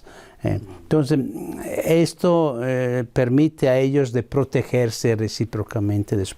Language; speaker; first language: Spanish; non-native, fluent; Italian